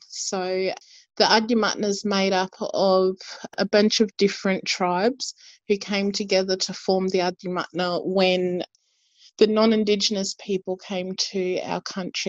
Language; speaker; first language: English; native; English